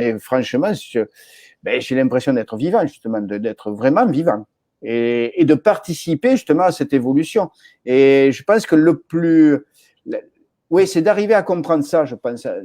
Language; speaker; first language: French; native; French